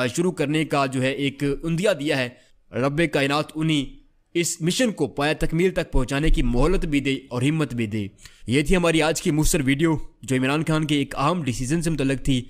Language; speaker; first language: Urdu; native; Urdu